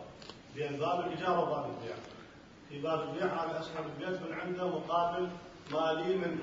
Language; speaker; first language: Arabic; native; Arabic